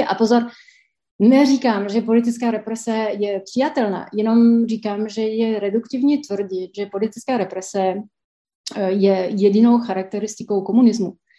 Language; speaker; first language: Czech; non-native, fluent; French